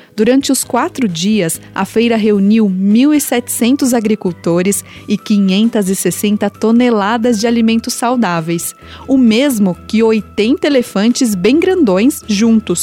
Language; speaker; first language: Portuguese; native; Portuguese